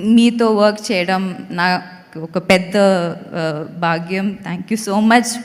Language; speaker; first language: Telugu; non-native, fluent; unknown